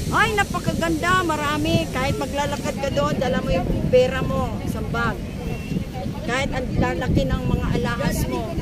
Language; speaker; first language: Filipino; non-native, local second language; Cebuano